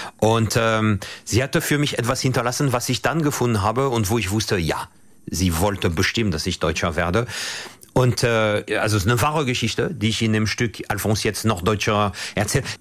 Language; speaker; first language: German; non-native, fluent; French